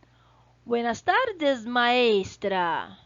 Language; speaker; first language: Spanish; non-native, fluent; Portuguese